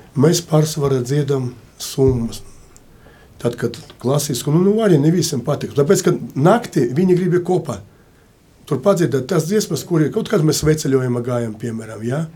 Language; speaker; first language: Latvian; non-native, local second language; Russian